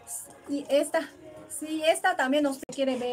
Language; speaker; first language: Spanish; non-native, learner; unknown